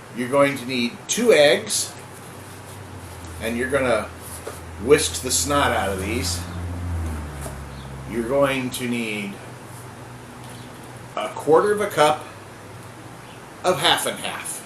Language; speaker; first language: English; native; English